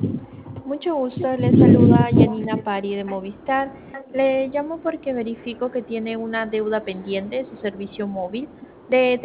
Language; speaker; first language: Spanish; native; Spanish